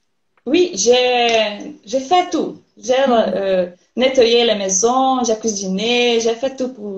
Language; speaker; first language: French; non-native, learner; Portuguese